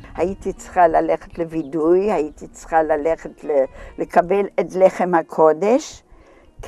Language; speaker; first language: Hebrew; non-native, fluent; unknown